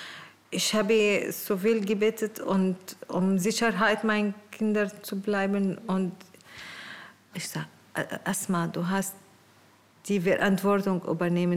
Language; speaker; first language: German; non-native, learner; Arabic